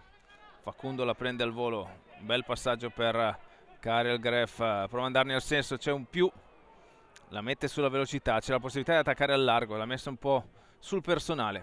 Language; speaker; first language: Italian; native; Italian